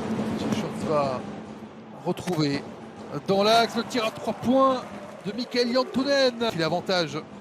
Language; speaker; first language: French; native; French